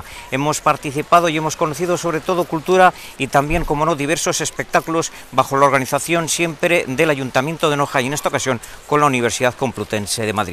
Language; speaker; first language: Spanish; native; Spanish